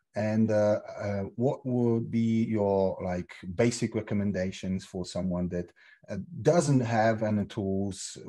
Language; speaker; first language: English; non-native, fluent; Polish